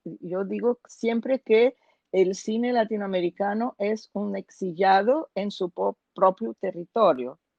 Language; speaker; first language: Spanish; non-native, fluent; Portuguese